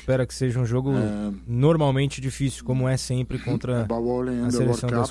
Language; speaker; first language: Portuguese; native; Portuguese